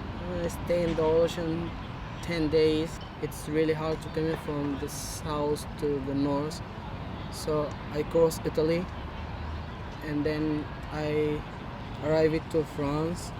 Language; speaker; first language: English; non-native, learner; Arabic